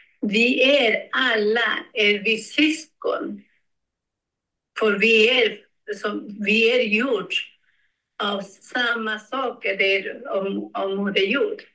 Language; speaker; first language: Swedish; non-native, learner; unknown